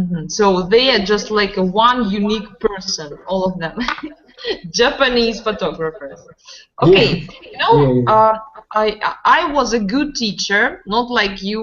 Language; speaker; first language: English; non-native, fluent; Russian